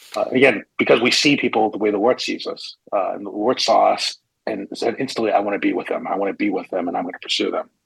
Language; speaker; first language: English; native; English